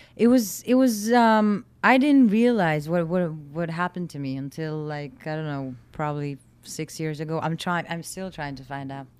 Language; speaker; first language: English; non-native, fluent; Hebrew